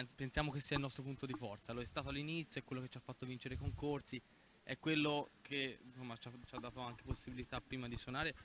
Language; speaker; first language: Italian; native; Italian